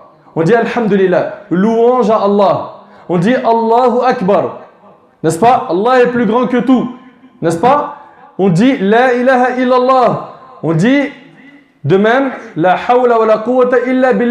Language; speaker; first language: French; native; French